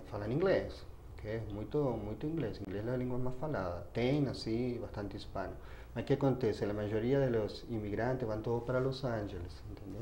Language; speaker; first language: Portuguese; non-native, fluent; Spanish